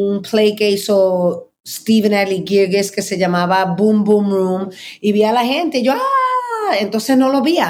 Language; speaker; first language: Spanish; early bilingual, heritage; Spanish